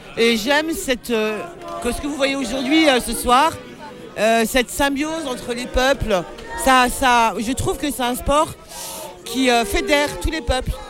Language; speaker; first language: French; non-native, local second language; Arabic